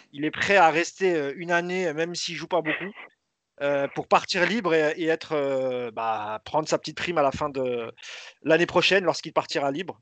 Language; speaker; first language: French; native; French